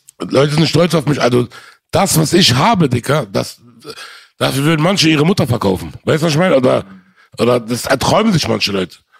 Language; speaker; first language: German; early bilingual, other home language; Arabic